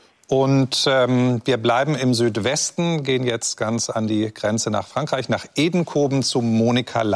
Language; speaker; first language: German; native; German